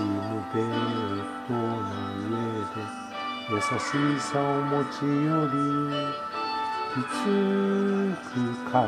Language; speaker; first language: Japanese; native; Japanese